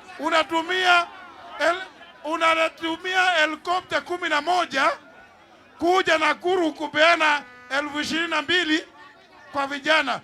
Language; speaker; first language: Swahili; non-native, local second language; Kikuyu